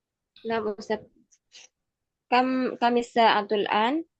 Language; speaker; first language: Arabic; non-native, learner; Indonesian